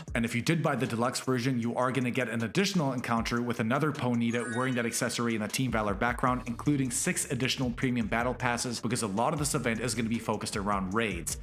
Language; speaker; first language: English; native; English